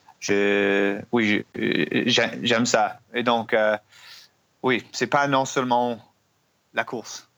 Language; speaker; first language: French; non-native, learner; English